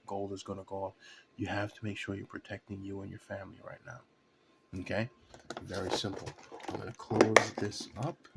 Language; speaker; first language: English; native; English